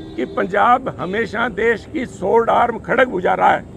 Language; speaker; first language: Hindi; non-native, local second language; Punjabi